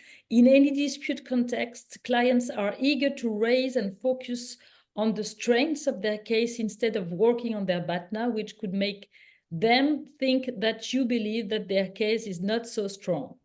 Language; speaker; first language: English; non-native, fluent; French